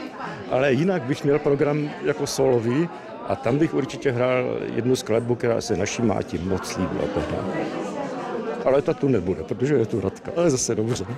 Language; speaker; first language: Czech; early bilingual, other home language; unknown